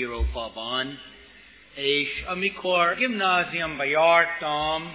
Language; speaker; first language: Hungarian; non-native, fluent; English